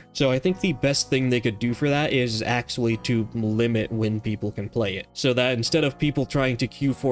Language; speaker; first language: English; native; English